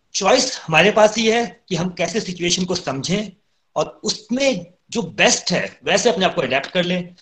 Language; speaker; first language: Hindi; native; Hindi